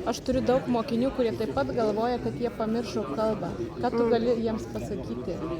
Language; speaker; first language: Lithuanian; native; Lithuanian